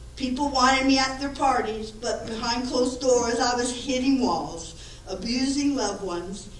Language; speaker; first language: English; native; English